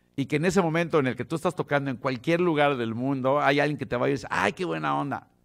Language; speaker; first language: Spanish; native; Spanish